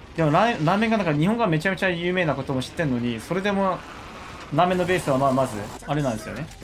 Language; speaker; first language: Japanese; non-native, fluent; Korean